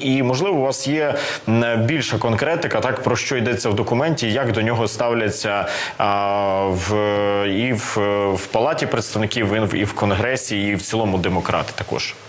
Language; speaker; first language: Ukrainian; native; Ukrainian